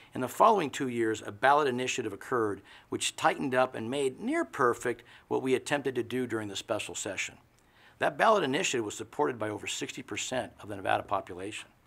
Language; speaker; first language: English; native; English